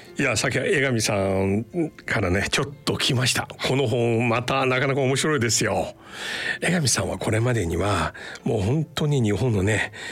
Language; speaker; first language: Japanese; non-native, fluent; Chinese